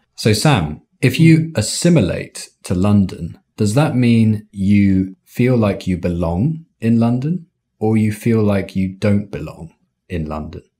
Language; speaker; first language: English; native; English